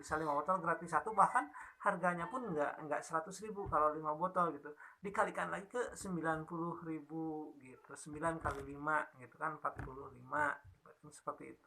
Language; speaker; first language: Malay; non-native, local second language; Sundanese